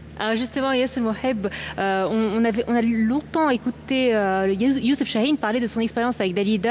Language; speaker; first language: French; non-native, fluent; Arabic